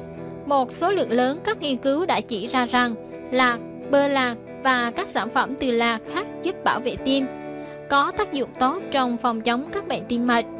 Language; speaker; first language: Vietnamese; native; Vietnamese